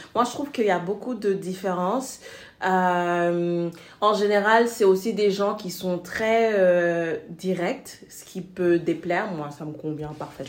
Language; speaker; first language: French; non-native, local second language; Wolof